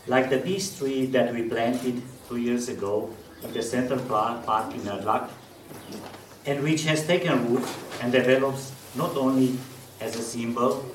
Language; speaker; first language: English; non-native, fluent; Romanian